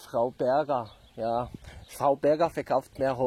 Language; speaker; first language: German; non-native, fluent; Tajik